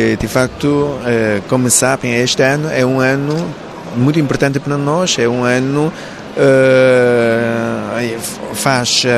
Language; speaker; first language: Portuguese; non-native, local second language; Cantonese